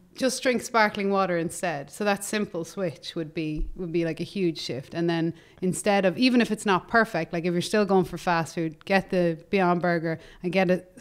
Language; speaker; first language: English; native; English